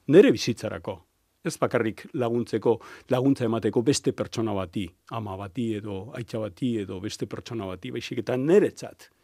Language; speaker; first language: Basque; native; Basque